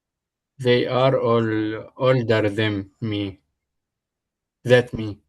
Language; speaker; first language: English; non-native, learner; Arabic